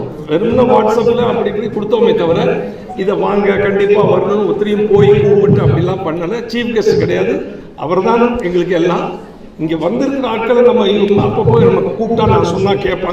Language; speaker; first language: Tamil; native; Tamil